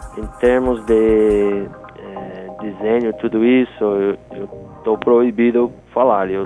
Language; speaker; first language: Portuguese; non-native, fluent; English